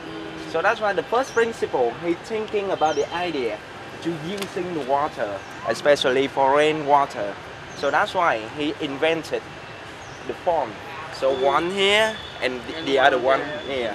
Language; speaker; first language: English; non-native, learner; Vietnamese